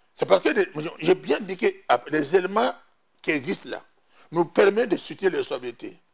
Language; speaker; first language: French; non-native, local second language; Mossi